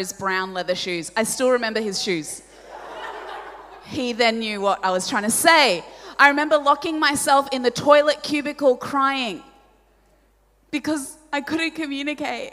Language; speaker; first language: English; non-native, local second language; Polish